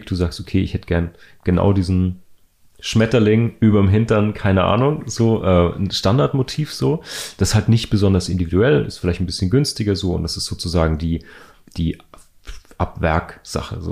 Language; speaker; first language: German; native; German